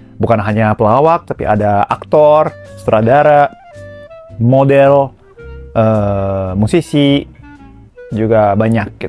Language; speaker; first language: Indonesian; non-native, fluent; Japanese